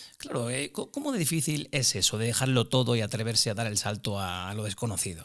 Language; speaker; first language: Spanish; native; Spanish